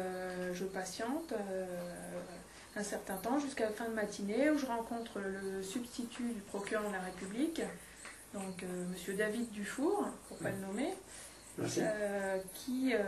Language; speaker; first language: French; native; French